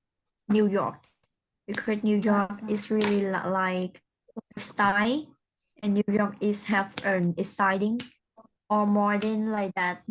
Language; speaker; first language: English; non-native, learner; Vietnamese